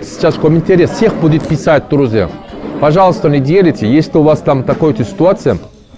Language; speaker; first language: Russian; non-native, learner; Turkish